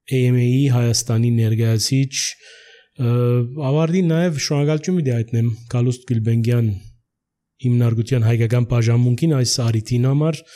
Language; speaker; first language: Armenian; early bilingual, heritage; Armenian